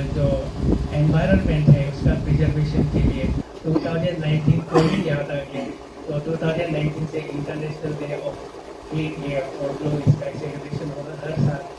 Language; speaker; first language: Hindi; non-native, local second language; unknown